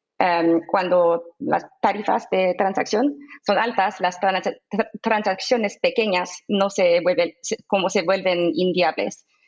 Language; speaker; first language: Spanish; non-native, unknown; English